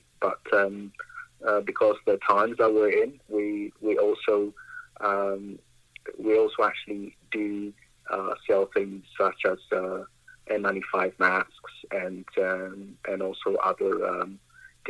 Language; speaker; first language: English; non-native, local second language; Akan